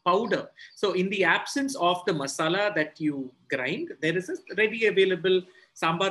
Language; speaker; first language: English; non-native, local second language; Tamil